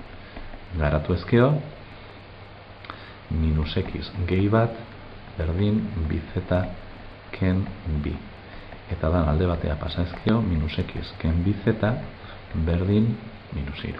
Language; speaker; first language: Basque; native; Basque